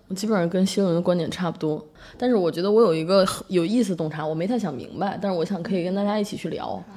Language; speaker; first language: Chinese; native; Chinese